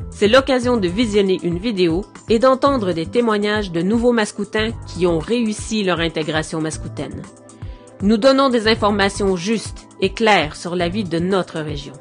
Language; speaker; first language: French; native; French